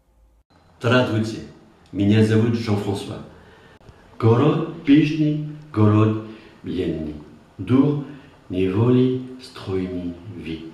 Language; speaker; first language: Russian; non-native, learner; French